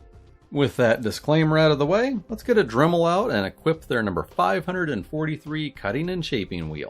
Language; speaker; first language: English; native; English